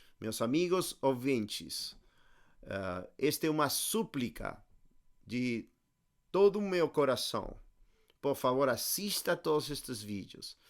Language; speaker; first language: Portuguese; non-native, fluent; Spanish